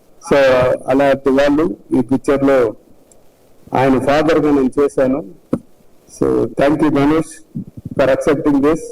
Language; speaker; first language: Telugu; non-native, learner; Tamil